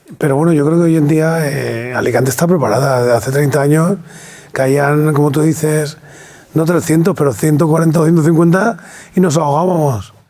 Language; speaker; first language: Spanish; native; Spanish